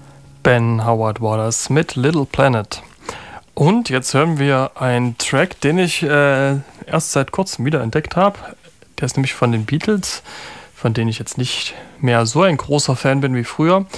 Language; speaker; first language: German; native; German